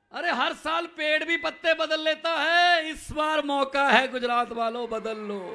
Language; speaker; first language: Hindi; non-native, local second language; Punjabi